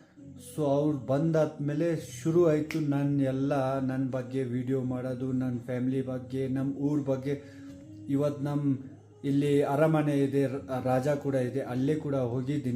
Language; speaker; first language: Kannada; non-native, fluent; Ladakhi